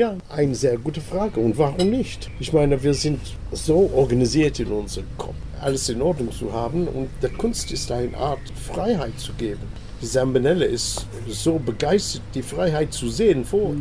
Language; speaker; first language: German; non-native, fluent; English